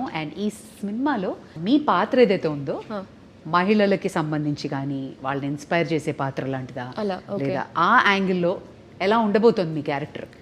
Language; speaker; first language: Telugu; native; Telugu